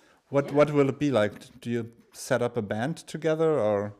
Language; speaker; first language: English; non-native, fluent; German